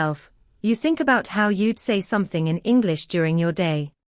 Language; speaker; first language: English; native; English